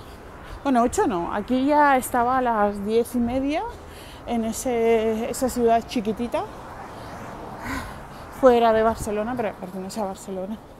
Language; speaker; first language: Spanish; non-native, fluent; Georgian